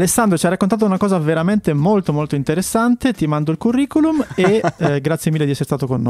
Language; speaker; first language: Italian; native; Italian